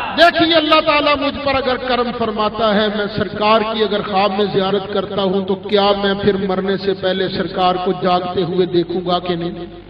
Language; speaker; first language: Urdu; non-native, local second language; Punjabi